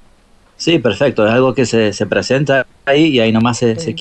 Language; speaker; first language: Spanish; native; Spanish